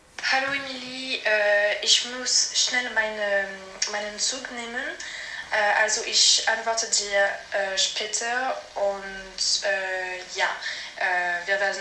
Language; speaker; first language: German; non-native, learner; French